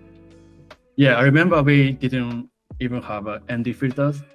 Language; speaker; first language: English; non-native, learner; Japanese